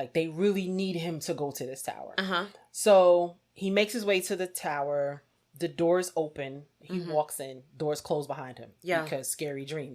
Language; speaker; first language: English; native; English